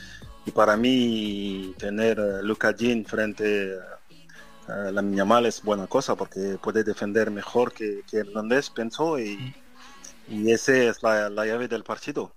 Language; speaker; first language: Spanish; non-native, fluent; French